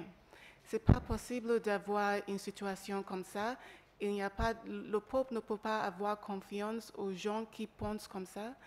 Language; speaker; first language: French; non-native, learner; English